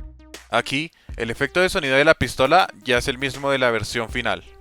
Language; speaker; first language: Spanish; native; Spanish